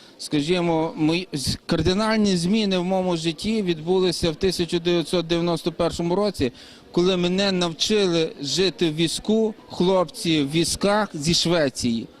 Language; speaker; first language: Ukrainian; native; Ukrainian